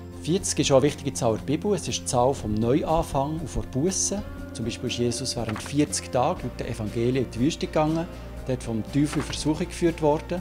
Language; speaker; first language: German; native; German